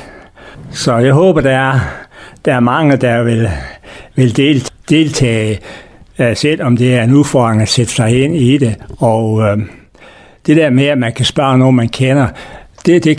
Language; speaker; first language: Danish; native; Danish